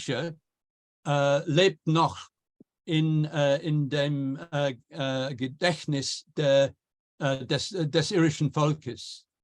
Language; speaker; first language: German; non-native, fluent; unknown